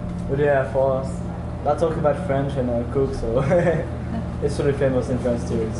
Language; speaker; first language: English; non-native, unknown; French